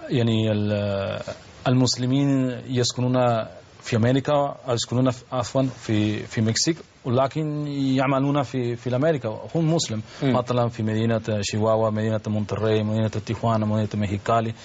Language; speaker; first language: Arabic; non-native, learner; Spanish